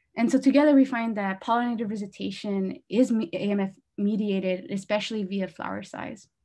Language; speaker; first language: English; native; English